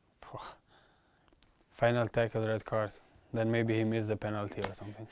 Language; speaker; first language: English; non-native, learner; Albanian